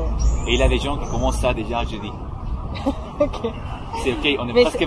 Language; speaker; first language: French; non-native, fluent; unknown